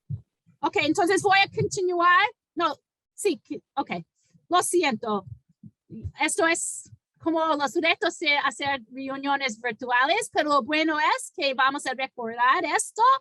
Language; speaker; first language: Spanish; non-native, fluent; English